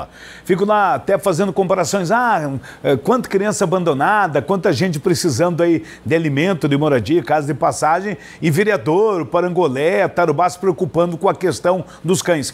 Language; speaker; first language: Portuguese; native; Portuguese